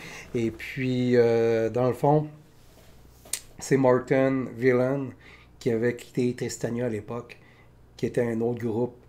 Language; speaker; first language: French; native; French